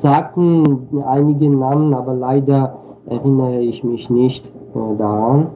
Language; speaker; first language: German; non-native, fluent; Armenian